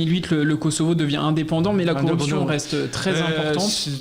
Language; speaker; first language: French; native; French